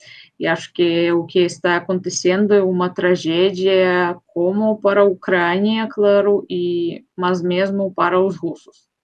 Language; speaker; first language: Portuguese; non-native, fluent; Russian